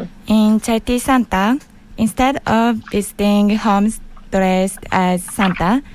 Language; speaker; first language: English; non-native, learner; Japanese